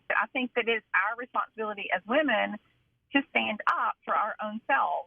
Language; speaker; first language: English; native; English